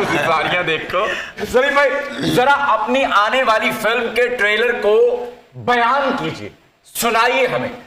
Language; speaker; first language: Urdu; non-native, local second language; Punjabi